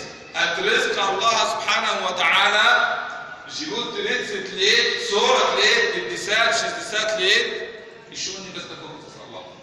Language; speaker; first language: Russian; non-native, fluent; Arabic